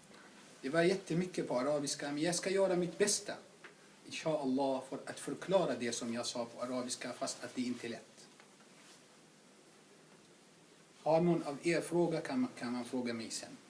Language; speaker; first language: Swedish; non-native, fluent; Arabic